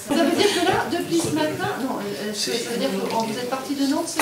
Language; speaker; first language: French; native; French